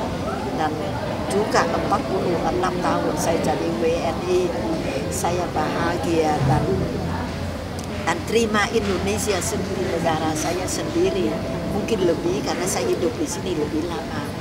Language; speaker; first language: Indonesian; non-native, fluent; Vietnamese